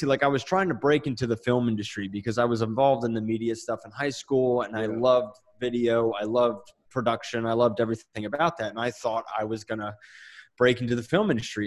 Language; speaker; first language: English; native; English